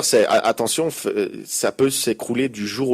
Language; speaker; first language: French; native; French